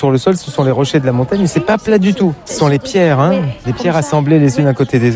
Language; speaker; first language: French; native; French